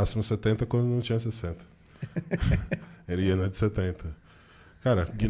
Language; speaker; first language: Portuguese; native; Portuguese